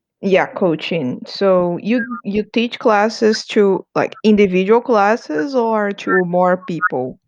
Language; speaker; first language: English; non-native, fluent; Portuguese